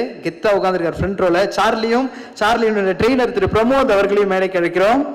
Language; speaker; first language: Tamil; native; Tamil